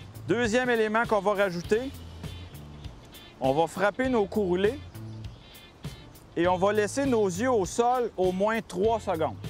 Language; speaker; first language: French; native; French